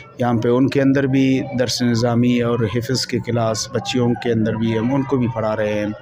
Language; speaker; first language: Urdu; non-native, local second language; Baluchi